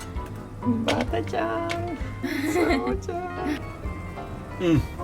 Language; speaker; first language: Japanese; non-native, learner; Serbian